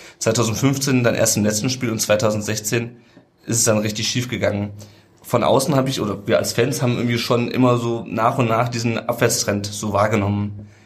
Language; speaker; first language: German; native; German